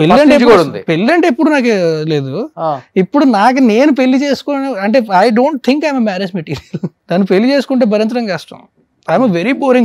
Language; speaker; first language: Telugu; native; Telugu